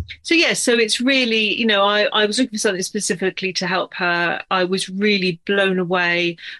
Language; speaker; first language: English; native; English